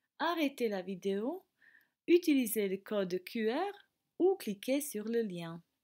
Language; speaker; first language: French; non-native, fluent; Croatian